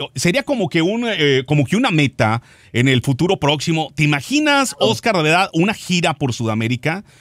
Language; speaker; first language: Spanish; native; Spanish